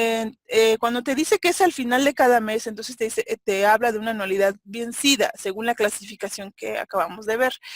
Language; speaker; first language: Spanish; native; Spanish